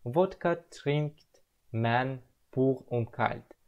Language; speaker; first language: German; non-native, learner; Russian